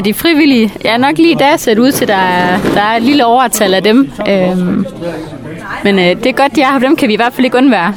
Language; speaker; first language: Danish; native; Danish